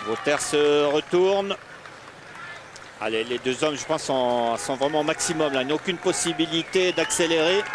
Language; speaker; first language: French; native; French